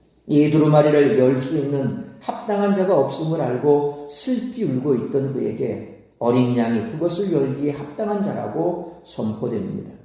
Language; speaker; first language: Korean; native; Korean